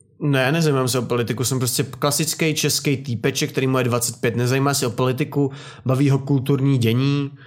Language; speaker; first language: Czech; native; Czech